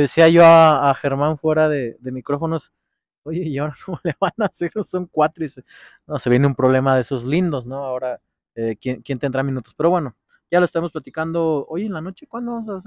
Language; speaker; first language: Spanish; native; Spanish